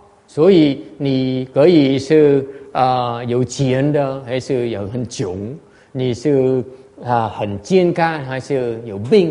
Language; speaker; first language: Chinese; non-native, learner; Vietnamese